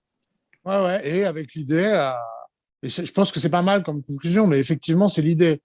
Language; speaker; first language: French; native; French